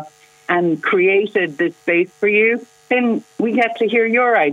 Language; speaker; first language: English; native; English